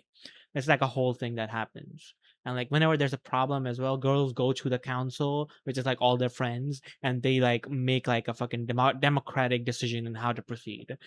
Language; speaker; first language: English; native; English